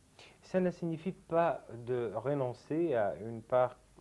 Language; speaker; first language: French; non-native, fluent; Italian